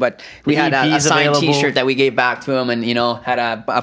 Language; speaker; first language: English; native; English